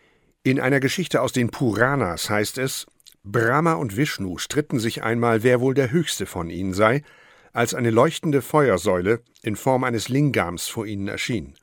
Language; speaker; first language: German; native; German